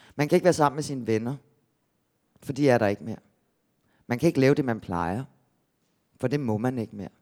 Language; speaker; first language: Danish; native; Danish